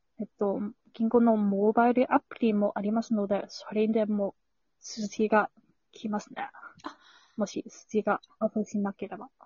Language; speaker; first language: Japanese; non-native, learner; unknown